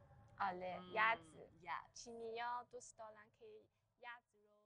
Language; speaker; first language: Persian; non-native, fluent; Chinese